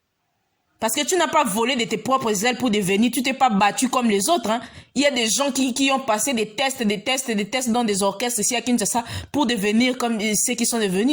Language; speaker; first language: French; non-native, local second language; Lingala